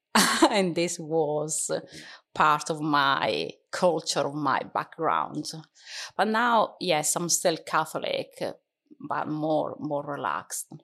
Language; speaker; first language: English; non-native, fluent; Italian